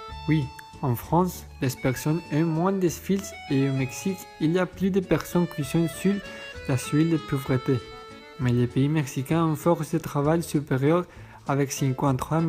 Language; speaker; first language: French; non-native, learner; Spanish